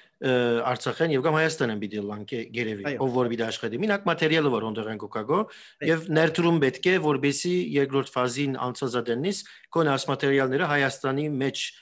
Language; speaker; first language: Armenian; early bilingual, heritage; Armenian